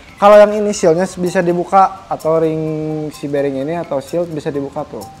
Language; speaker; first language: Indonesian; native; Indonesian